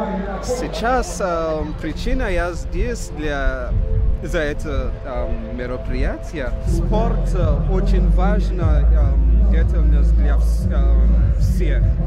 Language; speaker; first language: Russian; non-native, learner; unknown